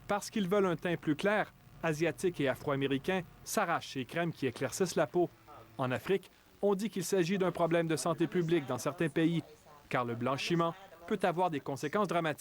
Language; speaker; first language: French; native; French